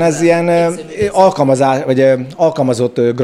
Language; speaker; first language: Hungarian; native; Hungarian